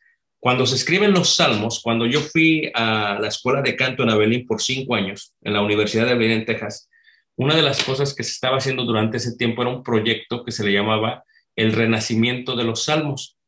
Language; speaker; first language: Spanish; native; Spanish